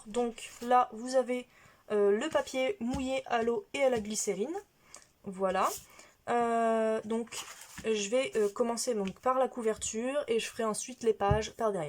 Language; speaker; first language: French; native; French